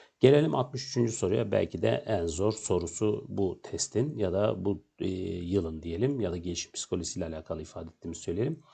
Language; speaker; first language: Turkish; native; Turkish